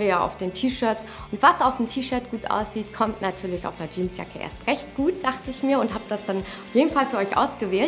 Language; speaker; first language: German; native; German